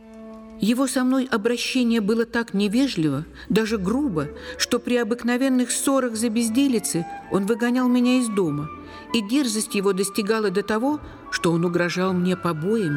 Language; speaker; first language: Russian; native; Russian